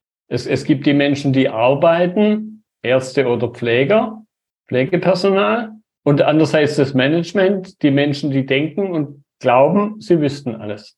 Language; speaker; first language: German; native; German